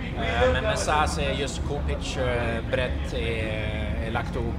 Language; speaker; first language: French; non-native, learner; Swedish